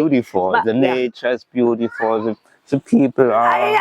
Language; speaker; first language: English; non-native, learner; German